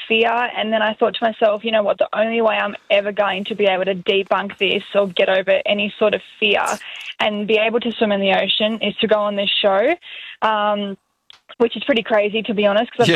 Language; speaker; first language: English; native; English